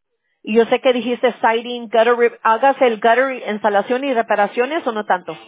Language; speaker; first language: Spanish; early bilingual, heritage; Spanish